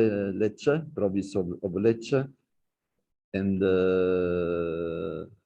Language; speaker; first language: English; non-native, learner; Italian